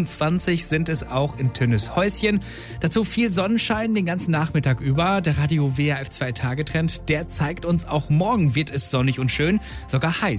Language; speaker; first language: German; native; German